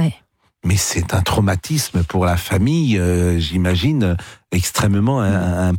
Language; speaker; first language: French; native; French